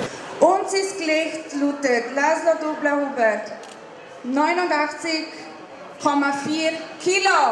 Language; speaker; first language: German; native; German